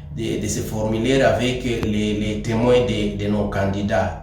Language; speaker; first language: French; non-native, local second language; Swahili